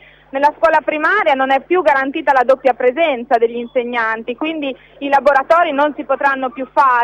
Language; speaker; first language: Italian; native; Italian